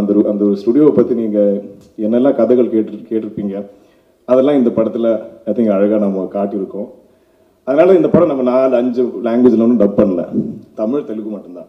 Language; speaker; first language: Tamil; non-native, local second language; Malayalam